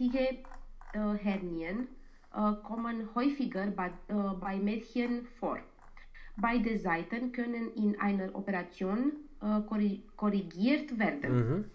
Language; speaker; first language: German; non-native, learner; Romanian